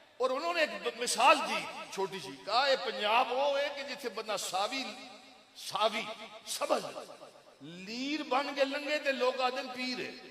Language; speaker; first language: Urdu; non-native, local second language; Punjabi